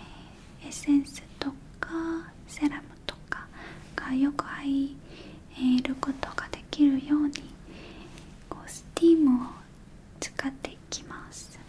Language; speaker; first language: Japanese; non-native, learner; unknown